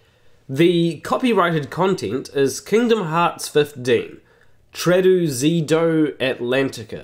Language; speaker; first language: English; native; English